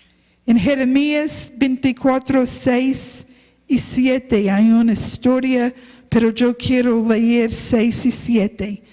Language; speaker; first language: Spanish; non-native, learner; English